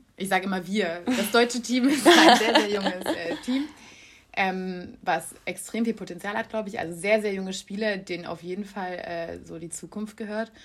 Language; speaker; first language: German; native; German